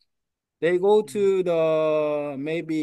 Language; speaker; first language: English; non-native, learner; Korean